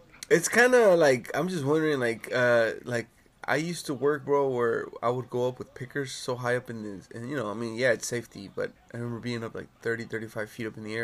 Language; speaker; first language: English; early bilingual, other home language; Spanish